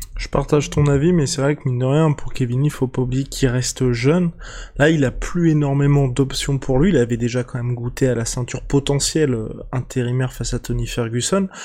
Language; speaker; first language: French; native; French